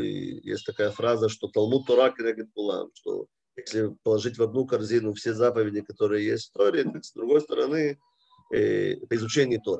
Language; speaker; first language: Russian; early bilingual, heritage; Russian